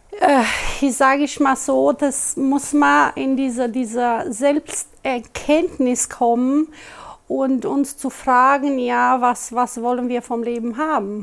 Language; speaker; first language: German; non-native, local second language; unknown